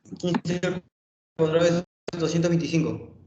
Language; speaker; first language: Spanish; native; Spanish